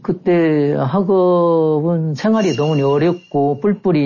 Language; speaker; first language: Korean; native; Korean